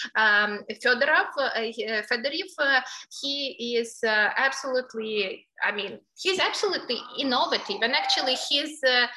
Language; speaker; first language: English; non-native, fluent; Ukrainian